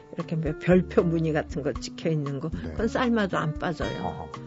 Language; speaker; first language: Korean; native; Korean